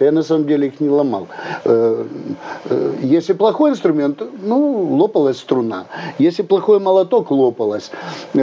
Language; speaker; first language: Russian; native; Russian